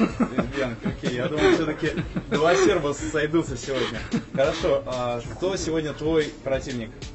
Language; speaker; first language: Russian; native; Russian